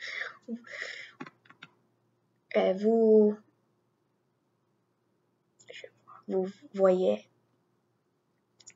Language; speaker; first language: French; non-native, learner; English